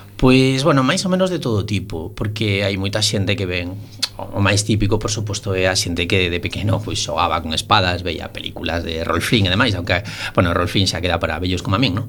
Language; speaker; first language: Galician; non-native, local second language; Spanish